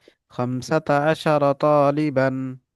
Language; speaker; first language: Arabic; non-native, fluent; Bangla